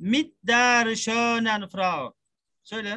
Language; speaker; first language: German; non-native, fluent; Turkish